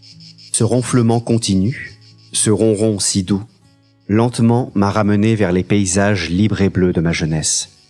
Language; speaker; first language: French; native; French